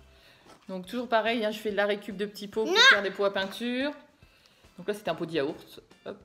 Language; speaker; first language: French; native; French